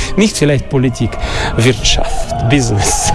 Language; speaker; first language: German; non-native, learner; Russian